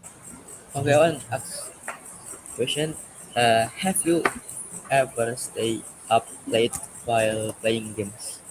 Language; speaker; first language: English; non-native, learner; Indonesian